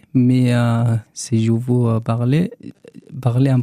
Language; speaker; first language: French; non-native, learner; Arabic